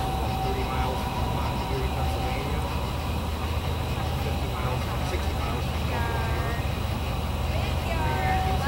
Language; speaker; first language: English; native; English